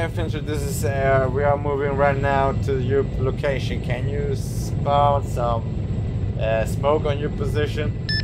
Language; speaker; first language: English; non-native, learner; Spanish